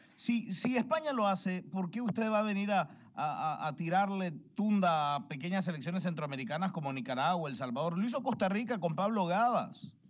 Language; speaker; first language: Spanish; native; Spanish